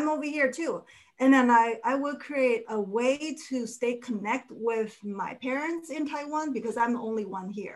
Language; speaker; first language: English; non-native, fluent; Chinese